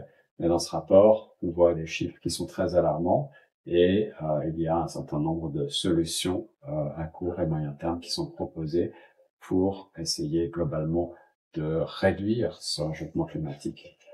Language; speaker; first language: French; native; French